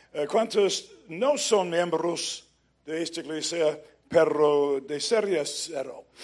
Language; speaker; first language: Spanish; non-native, learner; English